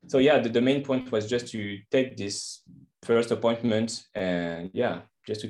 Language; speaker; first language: English; non-native, fluent; French